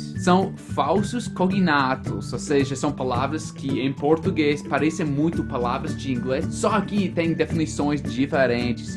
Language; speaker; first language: Portuguese; non-native, fluent; English